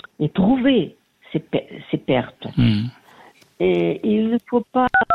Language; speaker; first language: French; non-native, learner; Portuguese